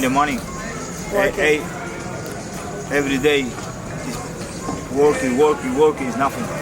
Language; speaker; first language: English; non-native, learner; Spanish